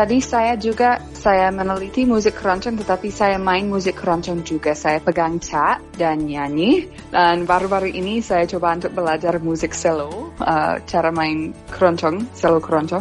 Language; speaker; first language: Indonesian; non-native, fluent; English